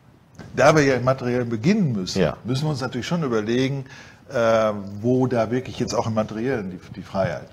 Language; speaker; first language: German; native; German